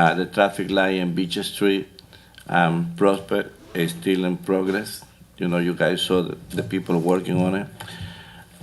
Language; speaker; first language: English; non-native, fluent; Spanish